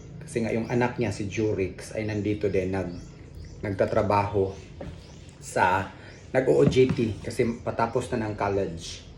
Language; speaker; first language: Filipino; non-native, local second language; Cebuano